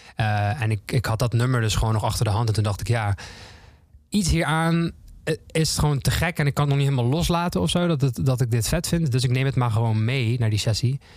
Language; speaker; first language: Dutch; native; Dutch